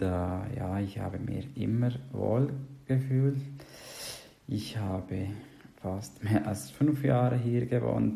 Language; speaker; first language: German; non-native, learner; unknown